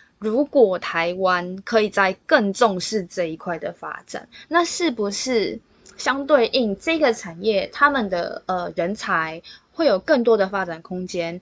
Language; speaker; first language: Chinese; native; Chinese